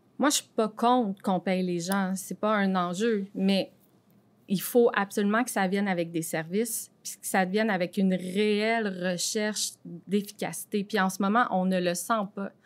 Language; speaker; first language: French; native; French